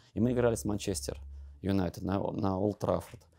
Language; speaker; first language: Russian; native; Russian